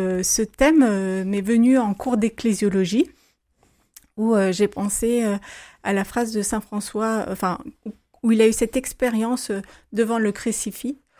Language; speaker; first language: French; native; French